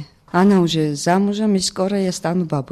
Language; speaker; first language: Russian; non-native, fluent; Georgian